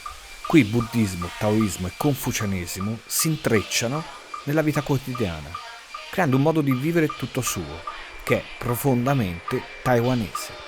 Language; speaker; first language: Italian; native; Italian